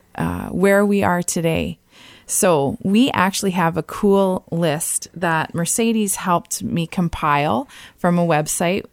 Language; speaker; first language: English; native; English